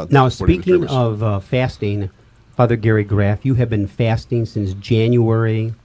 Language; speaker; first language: English; native; English